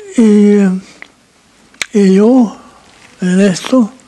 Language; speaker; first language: Spanish; non-native, fluent; Swedish